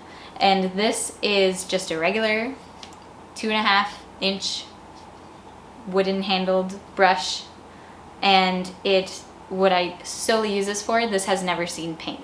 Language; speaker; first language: English; native; English